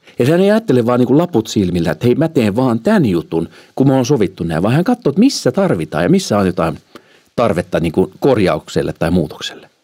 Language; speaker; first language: Finnish; early bilingual, heritage; Finnish